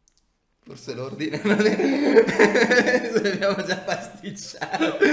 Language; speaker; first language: Italian; native; Italian